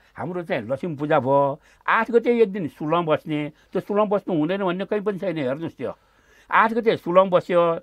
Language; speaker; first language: Nepali; non-native, local second language; Newari